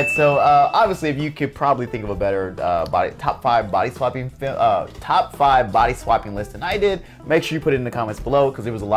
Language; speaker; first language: English; native; English